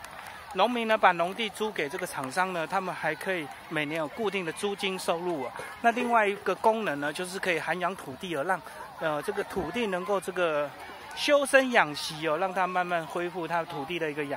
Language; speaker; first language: Chinese; native; Chinese